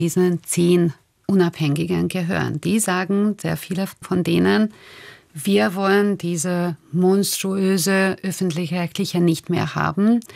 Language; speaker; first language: German; non-native, fluent; Hungarian